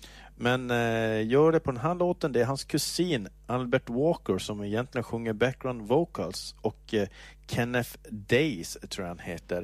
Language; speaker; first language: Swedish; native; Swedish